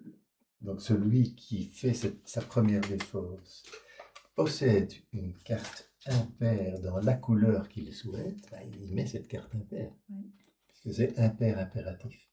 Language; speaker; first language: French; native; French